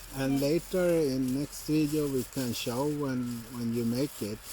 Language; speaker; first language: English; non-native, learner; Swedish